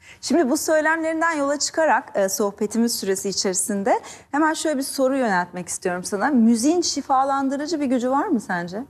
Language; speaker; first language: Turkish; native; Turkish